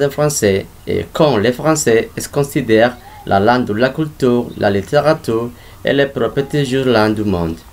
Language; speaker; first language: French; non-native, learner; Spanish